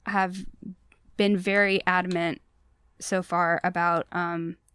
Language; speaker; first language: English; native; English